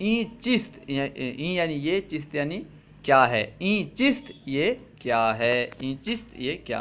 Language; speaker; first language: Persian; non-native, fluent; Urdu